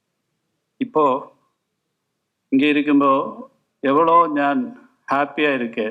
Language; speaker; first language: Tamil; non-native, local second language; Malayalam